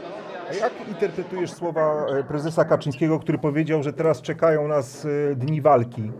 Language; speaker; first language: Polish; native; Polish